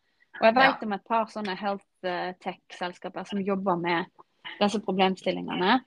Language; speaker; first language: Norwegian; native; Norwegian